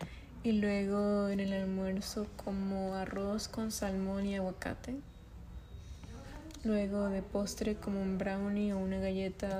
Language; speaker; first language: Spanish; early bilingual, other home language; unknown